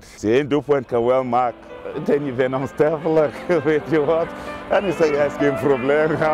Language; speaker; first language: Dutch; non-native, fluent; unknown